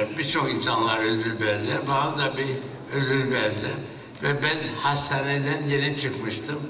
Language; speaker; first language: Turkish; early bilingual, heritage; Turkish